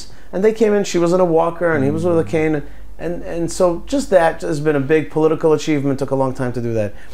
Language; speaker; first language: English; early bilingual, other home language; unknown